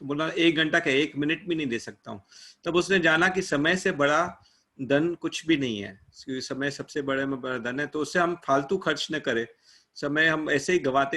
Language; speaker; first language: Hindi; native; Hindi